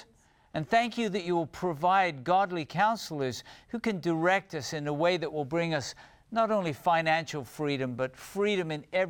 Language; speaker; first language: English; native; English